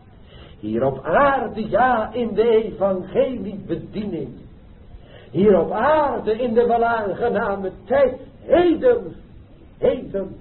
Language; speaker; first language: Dutch; native; Dutch